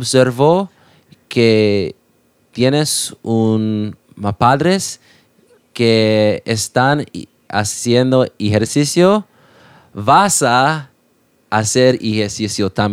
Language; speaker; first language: Spanish; non-native, learner; English